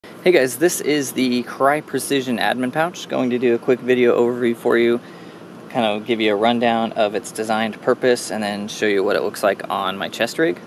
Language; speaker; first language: English; native; English